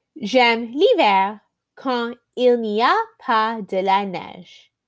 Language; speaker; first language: French; non-native, learner; English